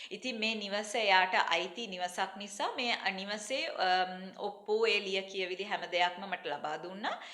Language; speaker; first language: Sinhala; native; Sinhala